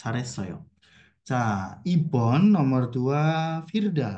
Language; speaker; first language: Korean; non-native, fluent; Indonesian